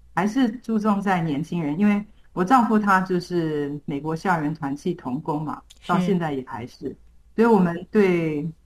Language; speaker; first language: Chinese; native; Chinese